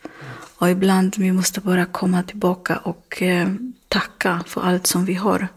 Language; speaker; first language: Swedish; non-native, learner; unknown